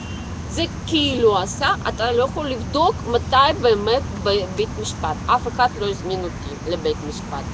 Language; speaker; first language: Hebrew; non-native, local second language; Russian